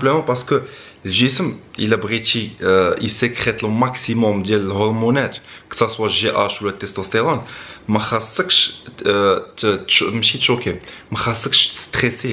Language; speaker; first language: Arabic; native; Arabic